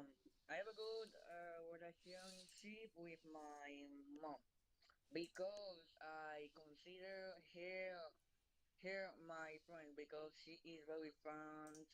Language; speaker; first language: English; non-native, learner; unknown